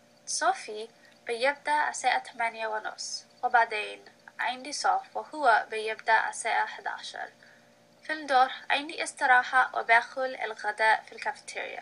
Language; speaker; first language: Arabic; non-native, learner; English